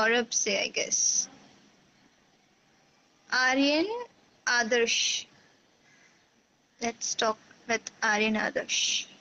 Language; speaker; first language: Hindi; native; Hindi